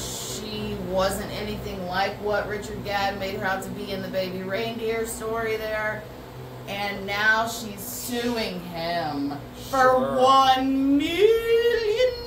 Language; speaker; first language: English; native; English